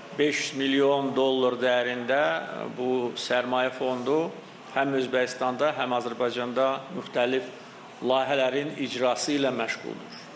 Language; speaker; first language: Azerbaijani; native; Azerbaijani